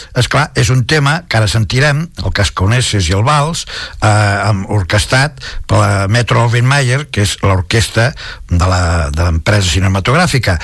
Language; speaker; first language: Catalan; non-native, local second language; Spanish